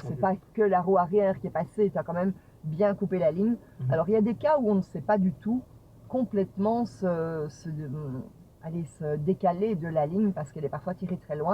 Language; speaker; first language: French; native; French